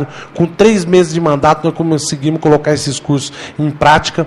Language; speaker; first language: Portuguese; native; Portuguese